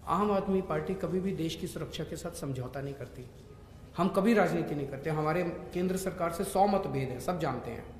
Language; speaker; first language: Hindi; native; Hindi